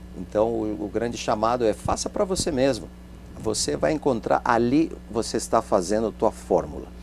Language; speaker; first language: Portuguese; non-native, fluent; Spanish